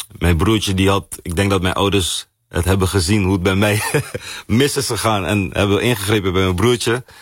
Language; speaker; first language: Dutch; early bilingual, other home language; Papiamento